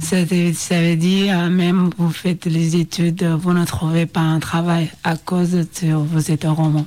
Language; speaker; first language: French; non-native, learner; Oromo